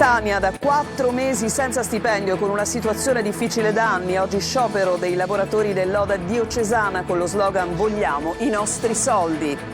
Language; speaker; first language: Italian; native; Italian